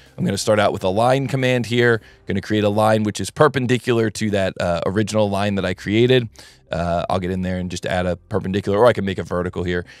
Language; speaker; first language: English; native; English